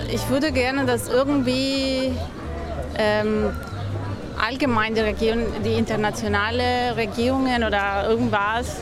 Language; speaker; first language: German; non-native, fluent; Spanish